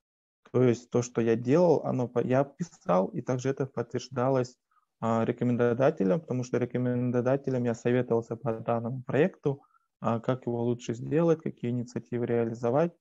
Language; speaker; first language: Russian; native; Russian